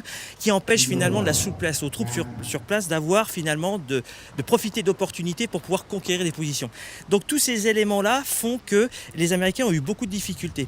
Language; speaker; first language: French; native; French